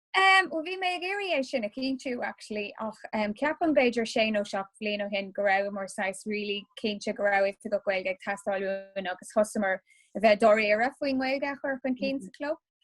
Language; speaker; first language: Irish; non-native, local second language; English